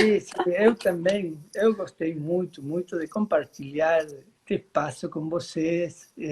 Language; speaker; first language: Portuguese; non-native, learner; Spanish